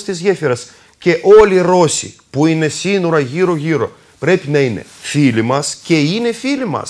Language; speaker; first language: Greek; non-native, fluent; Russian